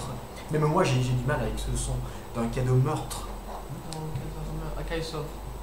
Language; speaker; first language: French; non-native, fluent; English